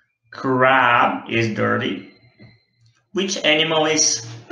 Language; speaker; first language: English; non-native, fluent; Portuguese